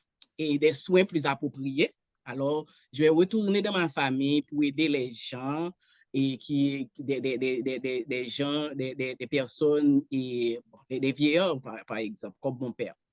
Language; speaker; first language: French; non-native, local second language; Haitian Creole